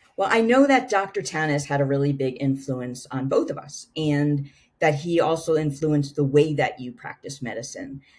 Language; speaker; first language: English; native; English